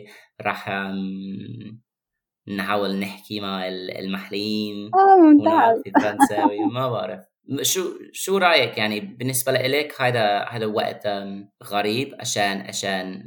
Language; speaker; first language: Arabic; non-native, fluent; English